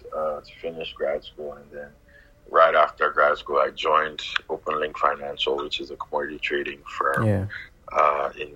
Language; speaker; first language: English; non-native, local second language; Yoruba